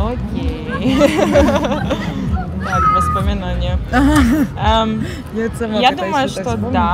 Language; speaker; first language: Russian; native; Russian